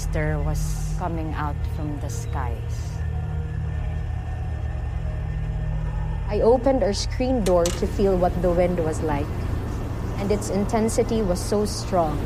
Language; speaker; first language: English; non-native, local second language; Waray